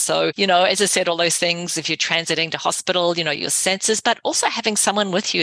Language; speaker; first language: English; native; English